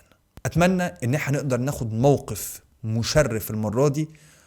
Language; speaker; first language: Arabic; native; Arabic